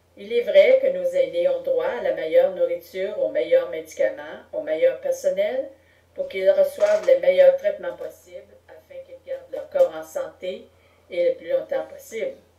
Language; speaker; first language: French; native; French